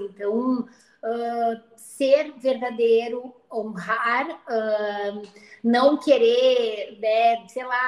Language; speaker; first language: Portuguese; native; Portuguese